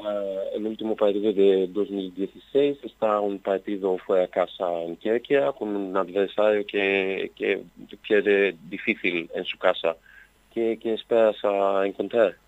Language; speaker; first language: Spanish; non-native, fluent; Greek